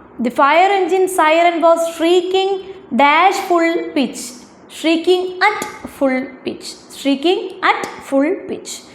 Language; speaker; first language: English; non-native, local second language; Malayalam